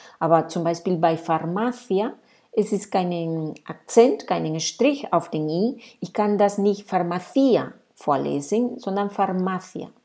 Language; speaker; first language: German; non-native, fluent; Spanish